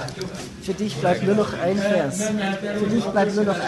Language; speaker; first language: German; native; German